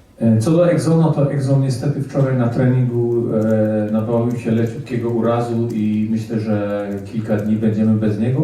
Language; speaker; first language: Polish; early bilingual, heritage; Polish